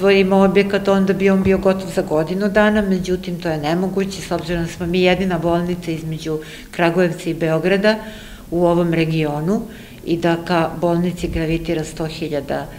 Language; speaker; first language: Serbian; native; Serbian